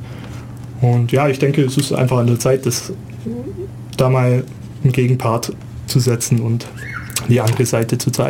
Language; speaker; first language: German; native; German